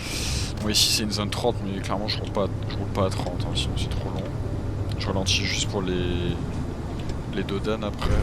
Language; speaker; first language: French; native; French